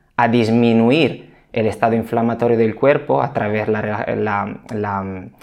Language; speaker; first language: Spanish; non-native, fluent; Italian